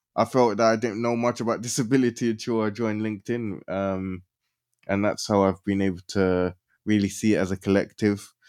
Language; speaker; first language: English; native; English